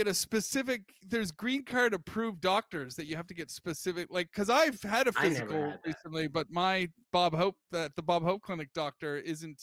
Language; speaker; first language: English; native; English